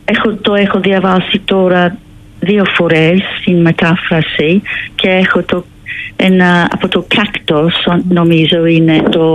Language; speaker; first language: Greek; non-native, learner; English